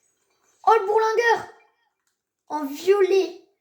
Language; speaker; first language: French; native; French